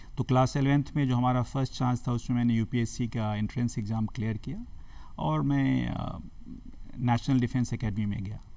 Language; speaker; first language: Hindi; native; Hindi